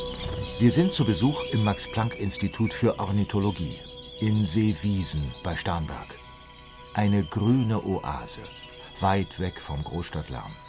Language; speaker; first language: German; native; German